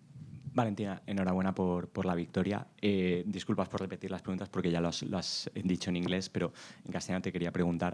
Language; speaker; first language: Spanish; native; Spanish